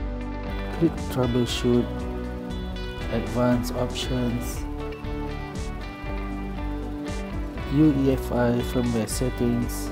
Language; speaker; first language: English; non-native, local second language; Malay